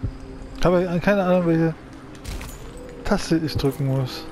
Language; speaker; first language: German; native; German